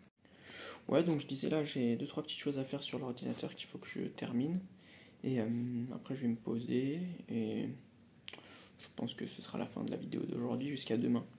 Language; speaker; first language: French; native; French